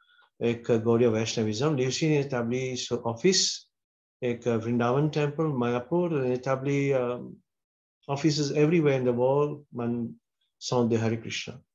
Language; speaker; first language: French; non-native, local second language; Morisyen